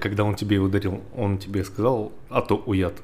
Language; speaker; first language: Russian; native; Russian